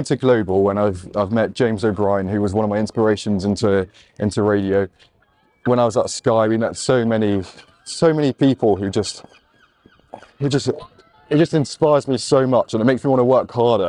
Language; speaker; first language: English; native; English